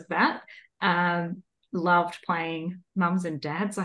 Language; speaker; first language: English; native; English